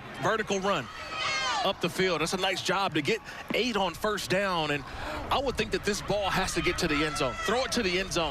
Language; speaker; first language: English; native; English